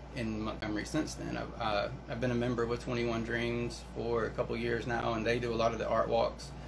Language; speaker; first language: English; native; English